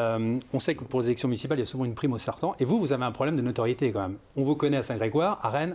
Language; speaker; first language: French; native; French